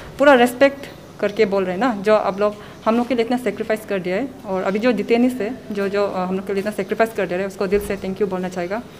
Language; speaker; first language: Hindi; non-native, local second language; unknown